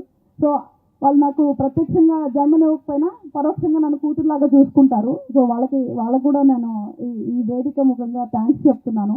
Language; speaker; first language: Telugu; native; Telugu